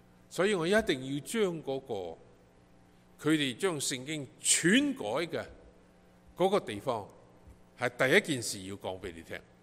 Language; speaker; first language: Cantonese; native; Cantonese